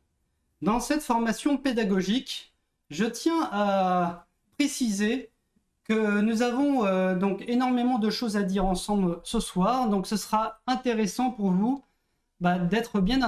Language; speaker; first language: French; native; French